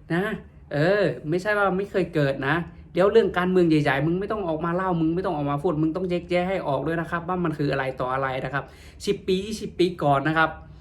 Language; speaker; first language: Thai; native; Thai